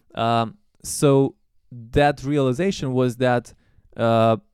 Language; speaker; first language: English; non-native, fluent; Romanian